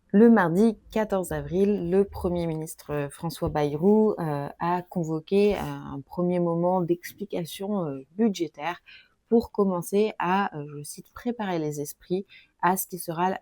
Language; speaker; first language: French; native; French